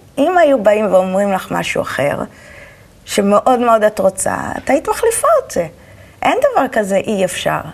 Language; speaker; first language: Hebrew; native; Hebrew